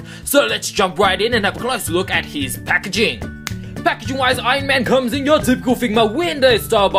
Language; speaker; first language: English; native; English